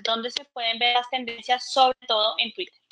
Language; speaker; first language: Spanish; native; Spanish